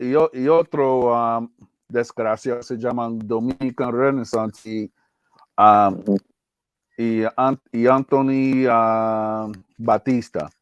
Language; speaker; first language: Spanish; early bilingual, heritage; English